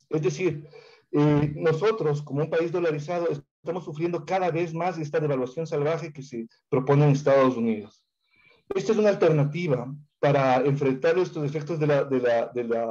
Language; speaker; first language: Spanish; native; Spanish